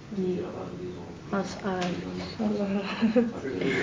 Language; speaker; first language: Dutch; non-native, learner; Arabic